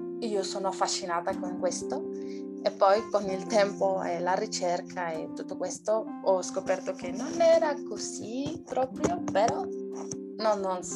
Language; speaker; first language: Italian; non-native, learner; Spanish